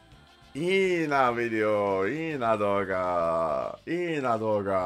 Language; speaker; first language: Japanese; non-native, learner; English